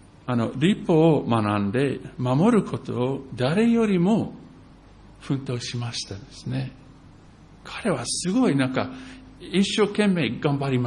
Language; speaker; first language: Japanese; non-native, fluent; English